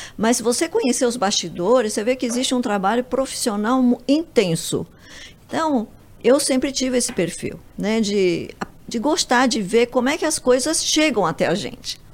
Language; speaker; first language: Portuguese; early bilingual, other home language; Japanese